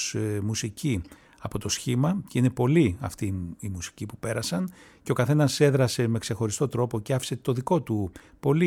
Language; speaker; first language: Greek; native; Greek